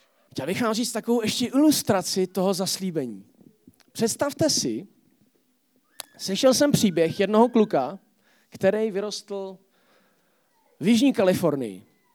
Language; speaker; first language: Czech; native; Czech